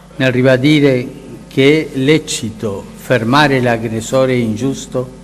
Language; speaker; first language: Italian; non-native, fluent; Spanish